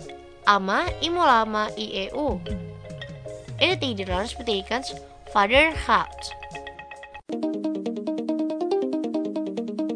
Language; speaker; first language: Dutch; non-native, learner; Indonesian